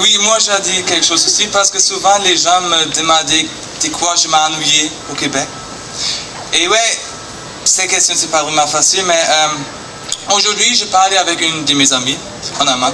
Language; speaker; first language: French; non-native, learner; German